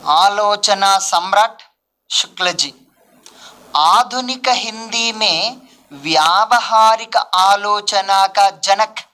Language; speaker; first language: Hindi; non-native, local second language; Telugu